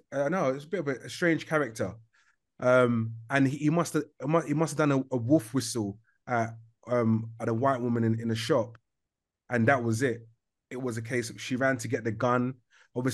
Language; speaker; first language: English; native; English